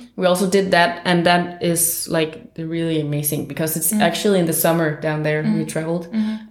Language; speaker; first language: English; non-native, fluent; Danish